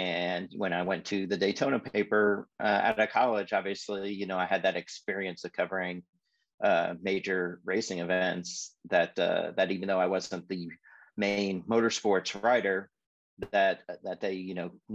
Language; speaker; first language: English; native; English